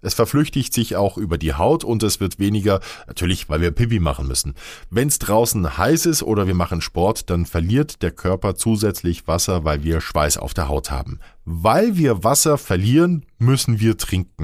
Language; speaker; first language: German; native; German